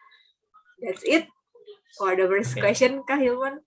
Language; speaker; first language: English; non-native, learner; Indonesian